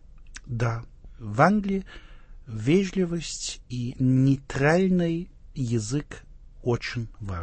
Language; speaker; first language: Russian; non-native, fluent; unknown